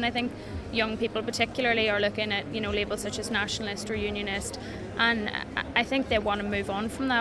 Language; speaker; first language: English; native; English